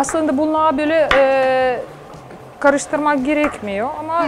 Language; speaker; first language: Turkish; non-native, fluent; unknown